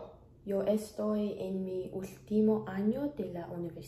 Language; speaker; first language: Spanish; non-native, learner; Mongolian